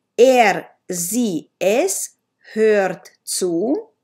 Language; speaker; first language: German; non-native, learner; Romanian